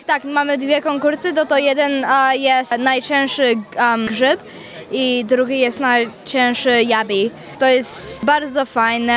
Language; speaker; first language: Polish; early bilingual, other home language; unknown